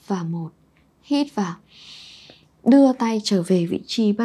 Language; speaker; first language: Vietnamese; native; Vietnamese